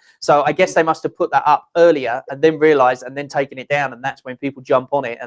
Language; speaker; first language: English; native; English